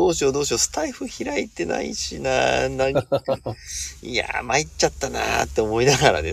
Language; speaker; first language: Japanese; native; Japanese